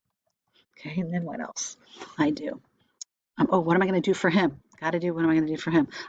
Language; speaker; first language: English; native; English